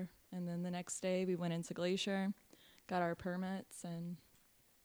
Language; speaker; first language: English; native; English